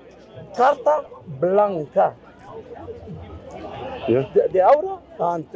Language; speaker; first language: Spanish; non-native, fluent; Arabic